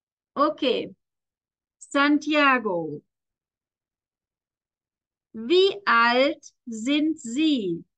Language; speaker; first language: German; non-native, fluent; Spanish